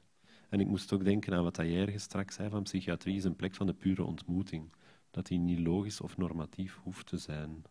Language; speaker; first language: Dutch; native; Dutch